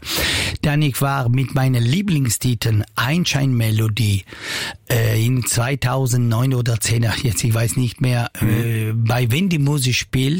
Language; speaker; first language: German; non-native, local second language; Italian